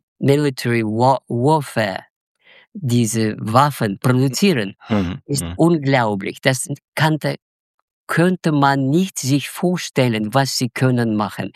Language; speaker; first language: German; non-native, learner; Russian